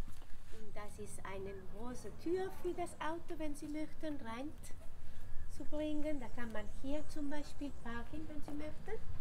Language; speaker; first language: German; non-native, learner; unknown